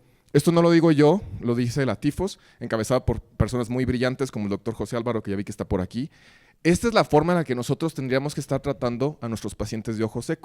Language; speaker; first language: Spanish; native; Spanish